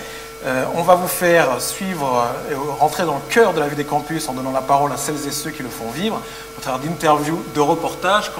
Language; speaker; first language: French; native; French